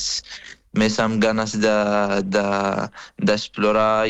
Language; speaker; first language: Catalan; non-native, fluent; Arabic